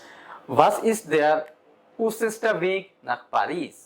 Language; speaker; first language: German; non-native, fluent; Bangla